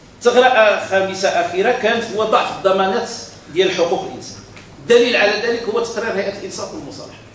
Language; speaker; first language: Arabic; native; Arabic